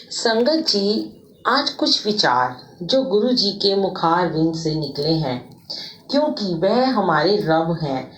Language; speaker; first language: Hindi; non-native, local second language; Punjabi